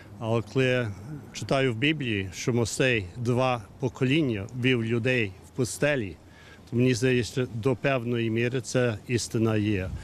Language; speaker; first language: Ukrainian; non-native, fluent; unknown